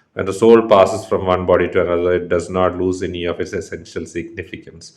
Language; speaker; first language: English; non-native, local second language; Malayalam